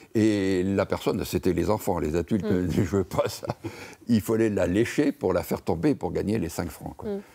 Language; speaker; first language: French; native; French